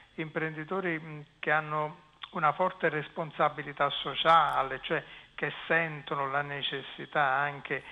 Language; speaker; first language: Italian; native; Italian